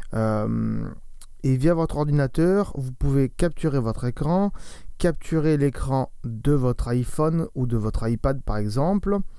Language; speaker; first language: French; native; French